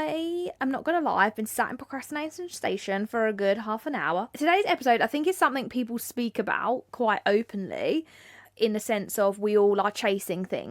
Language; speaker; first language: English; native; English